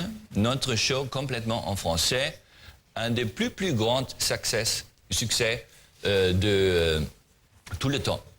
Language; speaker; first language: French; non-native, learner; German